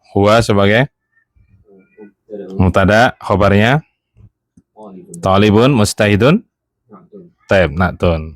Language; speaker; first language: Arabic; non-native, fluent; Indonesian